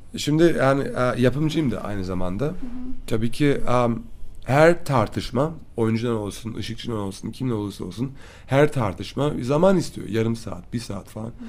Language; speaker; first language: Turkish; early bilingual, other home language; German